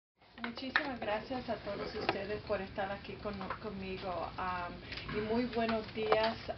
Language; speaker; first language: Spanish; early bilingual, heritage; Spanish